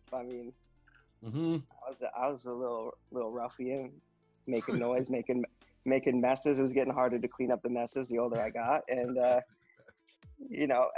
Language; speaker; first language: English; native; English